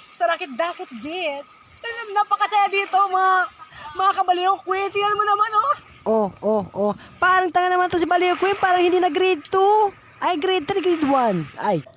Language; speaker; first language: Filipino; non-native, local second language; Hiligaynon